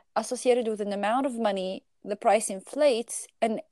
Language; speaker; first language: English; non-native, fluent; Arabic